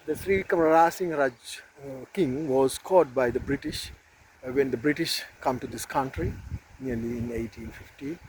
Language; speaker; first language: English; non-native, local second language; Sinhala